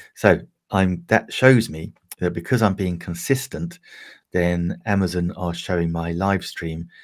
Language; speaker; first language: English; native; English